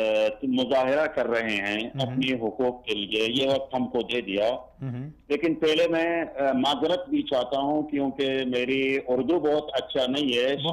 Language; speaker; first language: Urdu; non-native, learner; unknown